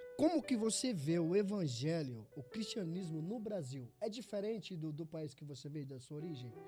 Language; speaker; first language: Portuguese; native; Portuguese